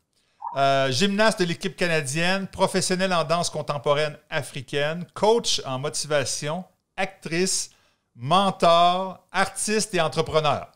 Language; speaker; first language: French; native; French